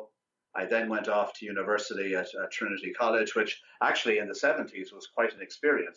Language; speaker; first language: English; native; English